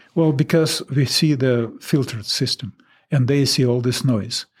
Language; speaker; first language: English; non-native, fluent; Russian